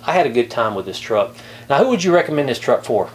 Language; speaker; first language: English; native; English